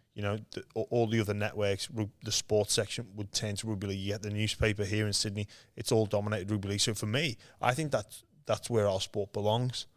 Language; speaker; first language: English; native; English